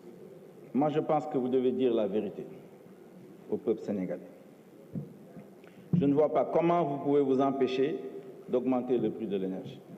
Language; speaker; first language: French; non-native, local second language; Wolof